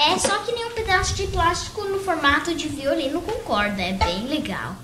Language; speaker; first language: Portuguese; early bilingual, heritage; Portuguese